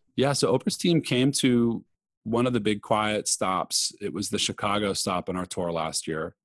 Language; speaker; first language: English; native; English